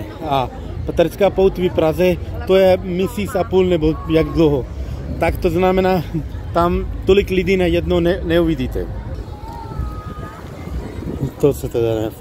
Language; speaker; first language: Czech; non-native, learner; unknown